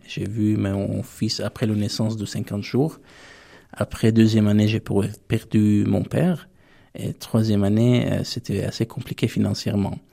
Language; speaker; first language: French; non-native, fluent; Armenian